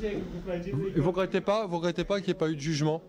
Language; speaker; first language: French; native; French